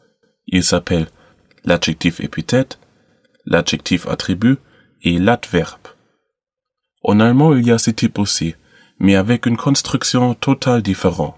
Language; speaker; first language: French; non-native, learner; German